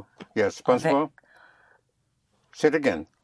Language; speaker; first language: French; non-native, fluent; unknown